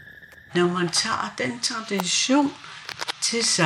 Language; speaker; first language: Danish; non-native, local second language; Kalaallisut